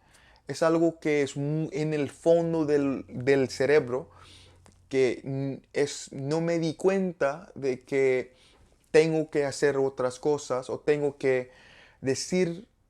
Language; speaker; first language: Spanish; non-native, learner; English